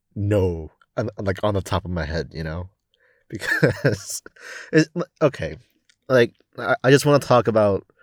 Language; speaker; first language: English; non-native, local second language; Cantonese